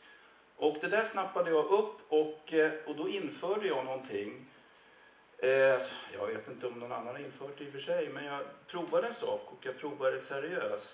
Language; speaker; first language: Swedish; native; Swedish